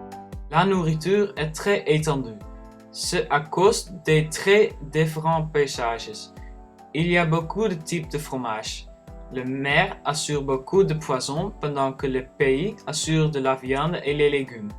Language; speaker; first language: French; non-native, learner; Dutch